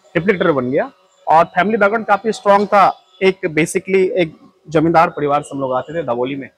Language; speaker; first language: Hindi; native; Hindi